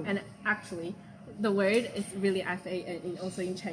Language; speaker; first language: English; non-native, fluent; Chinese